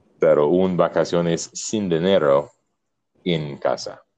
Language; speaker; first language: Spanish; non-native, learner; English